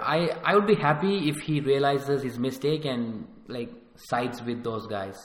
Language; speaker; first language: English; early bilingual, other home language; Tamil